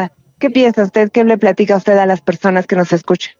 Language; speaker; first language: Spanish; native; Spanish